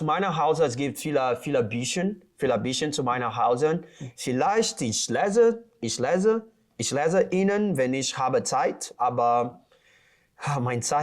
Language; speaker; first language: German; non-native, learner; Portuguese